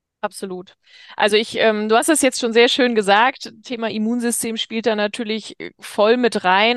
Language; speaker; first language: German; native; German